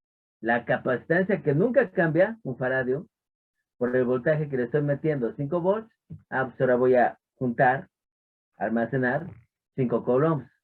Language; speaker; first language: Spanish; native; Spanish